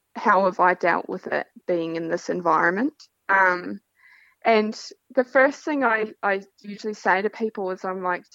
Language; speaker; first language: English; native; English